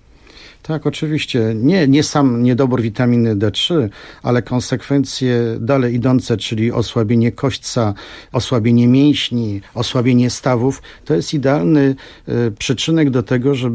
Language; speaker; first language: Polish; native; Polish